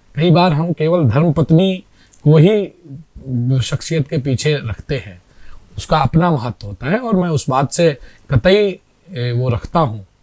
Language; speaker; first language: Hindi; native; Hindi